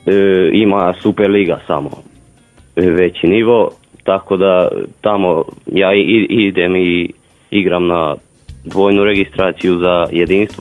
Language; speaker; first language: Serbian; non-native, local second language; Hungarian